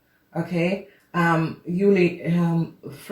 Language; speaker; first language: Dutch; non-native, fluent; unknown